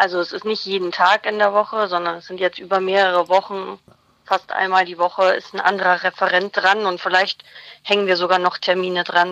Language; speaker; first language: German; native; German